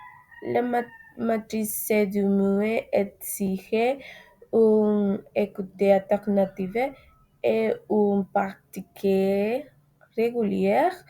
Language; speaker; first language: French; non-native, learner; Spanish